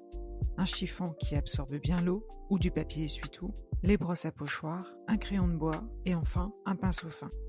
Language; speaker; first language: French; native; French